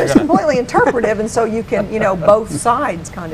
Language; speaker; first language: English; native; English